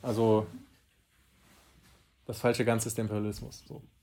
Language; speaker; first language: German; native; German